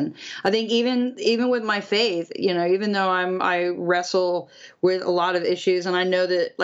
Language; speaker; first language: English; native; English